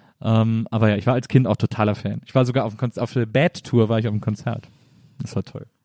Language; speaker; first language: German; native; German